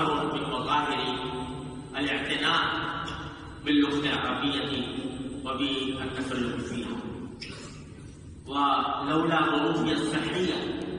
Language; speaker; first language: Arabic; non-native, fluent; Urdu